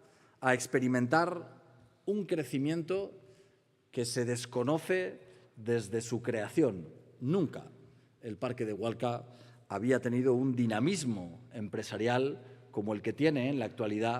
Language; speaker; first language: Spanish; native; Spanish